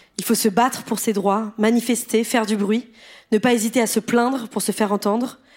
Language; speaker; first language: French; native; French